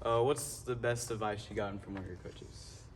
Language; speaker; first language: English; native; English